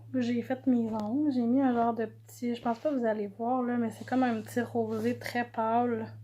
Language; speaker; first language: French; native; French